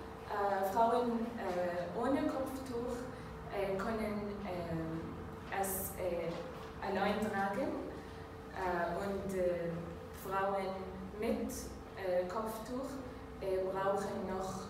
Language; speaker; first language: German; non-native, learner; Arabic